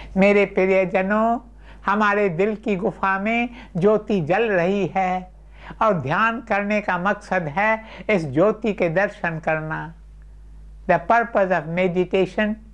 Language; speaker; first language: Urdu; non-native, local second language; Sindhi